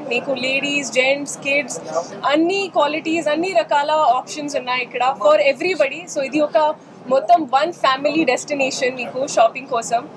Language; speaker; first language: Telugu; non-native, fluent; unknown